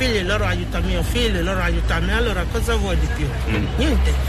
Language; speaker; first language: Italian; non-native, learner; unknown